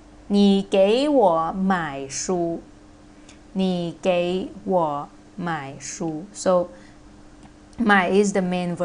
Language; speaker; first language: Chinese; non-native, fluent; Thai